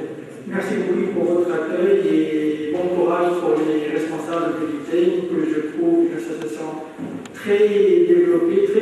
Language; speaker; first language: French; non-native, local second language; Arabic